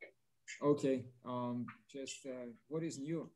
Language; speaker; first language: English; non-native, fluent; Russian